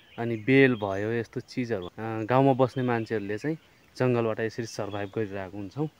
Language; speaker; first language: Nepali; non-native, local second language; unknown